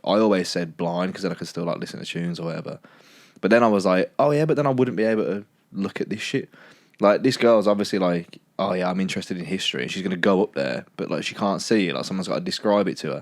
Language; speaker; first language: English; native; English